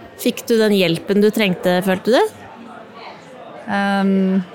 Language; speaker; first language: Norwegian; native; Norwegian